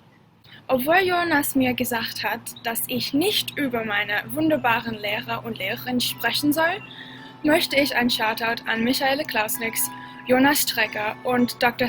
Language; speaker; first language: German; non-native, fluent; English